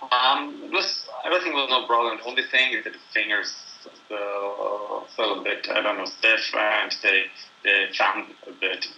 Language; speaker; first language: English; non-native, fluent; German